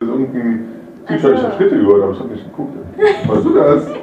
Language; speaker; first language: German; non-native, learner; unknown